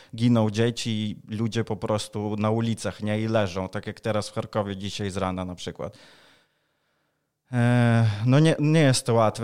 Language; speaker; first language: Polish; non-native, fluent; Ukrainian